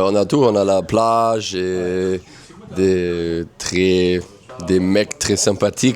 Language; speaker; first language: French; non-native, learner; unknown